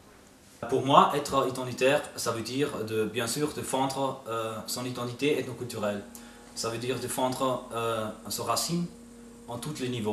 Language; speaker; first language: French; non-native, fluent; German